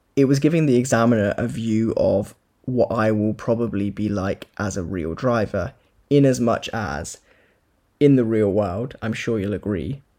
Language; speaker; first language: English; native; English